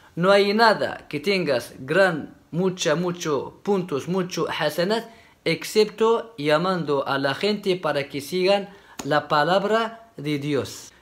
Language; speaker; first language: Spanish; non-native, fluent; Arabic